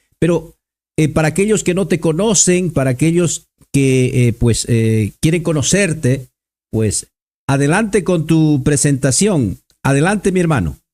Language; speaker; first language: Spanish; native; Spanish